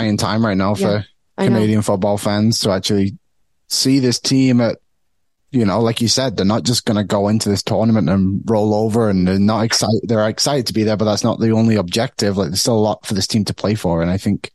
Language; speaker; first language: English; native; English